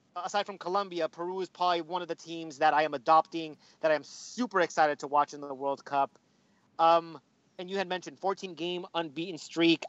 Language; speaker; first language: English; early bilingual, other home language; Spanish